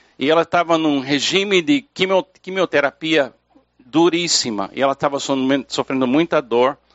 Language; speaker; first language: Portuguese; non-native, fluent; English